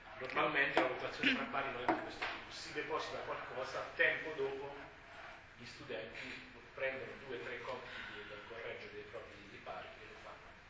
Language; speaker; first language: Italian; non-native, fluent; French